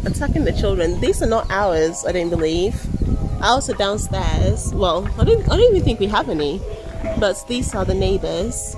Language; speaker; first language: English; non-native, local second language; Akan